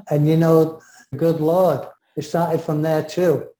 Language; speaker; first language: English; native; English